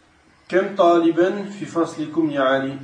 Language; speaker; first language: Arabic; non-native, learner; French